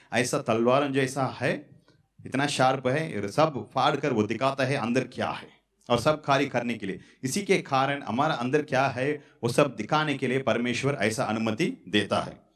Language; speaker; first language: Hindi; non-native, local second language; Tamil